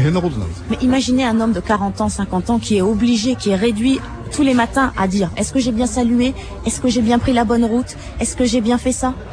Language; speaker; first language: French; native; French